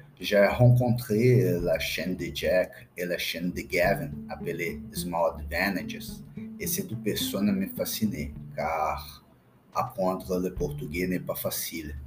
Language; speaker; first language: French; non-native, learner; Portuguese